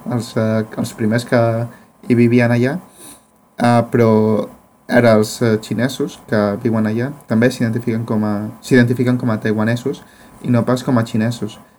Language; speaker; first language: Catalan; non-native, fluent; Spanish